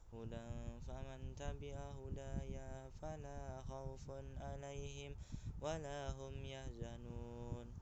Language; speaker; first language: Arabic; non-native, learner; Indonesian